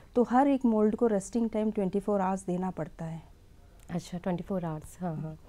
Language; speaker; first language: Hindi; non-native, local second language; Tamil